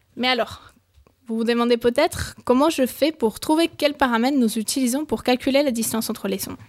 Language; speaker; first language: French; non-native, fluent; Spanish